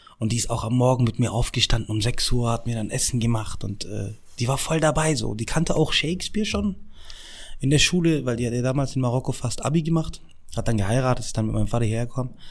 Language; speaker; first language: German; early bilingual, other home language; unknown